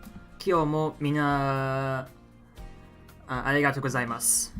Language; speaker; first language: Japanese; non-native, learner; English